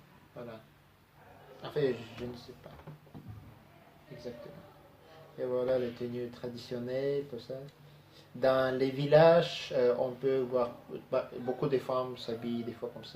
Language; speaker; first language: French; non-native, learner; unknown